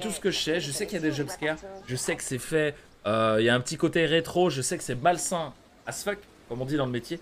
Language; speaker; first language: French; native; French